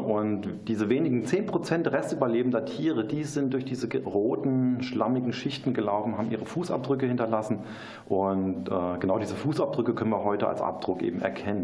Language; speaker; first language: German; native; German